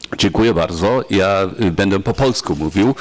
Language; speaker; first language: Polish; non-native, fluent; German